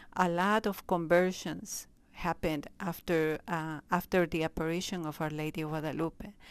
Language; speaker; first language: English; non-native, fluent; Spanish